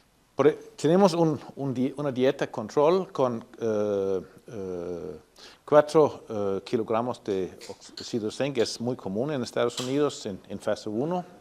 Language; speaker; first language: Spanish; non-native, fluent; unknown